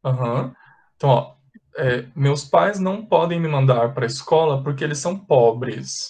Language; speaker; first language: Portuguese; native; Portuguese